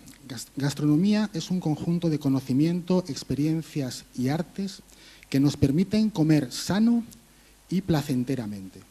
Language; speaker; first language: Spanish; native; Spanish